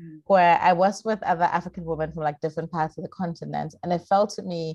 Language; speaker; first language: English; non-native, local second language; Akan